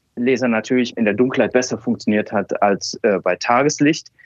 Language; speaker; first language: German; native; German